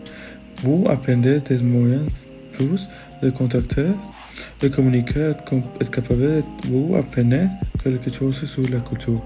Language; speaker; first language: French; non-native, learner; Spanish